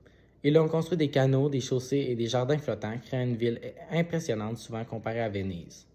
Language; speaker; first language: French; native; French